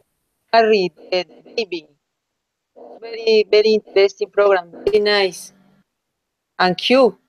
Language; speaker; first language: English; non-native, learner; Spanish